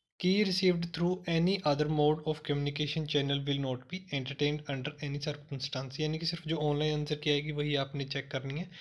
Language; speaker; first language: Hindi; non-native, local second language; Punjabi